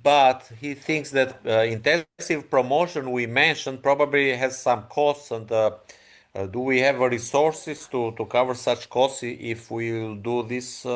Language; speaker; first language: English; non-native, fluent; Albanian